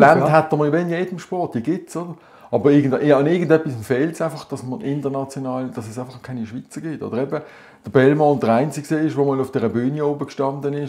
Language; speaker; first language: German; native; German